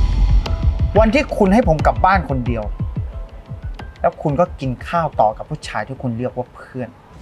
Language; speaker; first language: Thai; native; Thai